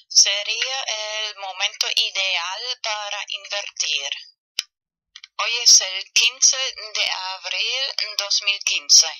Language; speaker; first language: Spanish; non-native, fluent; German